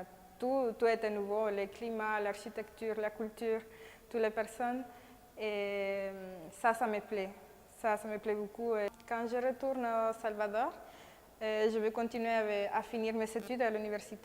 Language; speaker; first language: French; non-native, fluent; Spanish